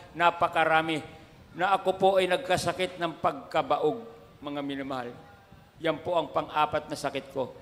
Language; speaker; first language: Filipino; native; Filipino